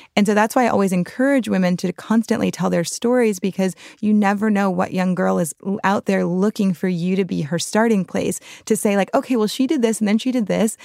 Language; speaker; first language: English; native; English